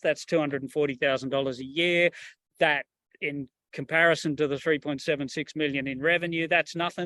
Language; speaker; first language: English; native; English